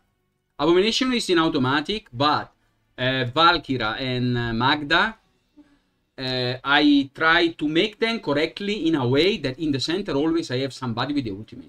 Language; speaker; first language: English; non-native, fluent; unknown